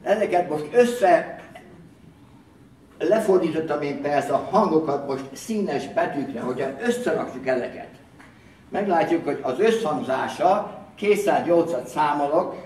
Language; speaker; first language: Hungarian; early bilingual, heritage; Hungarian